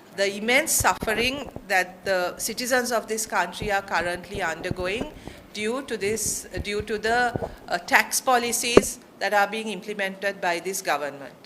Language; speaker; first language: English; non-native, local second language; Sinhala